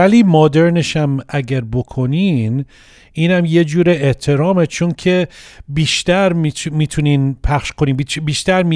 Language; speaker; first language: Persian; early bilingual, heritage; Persian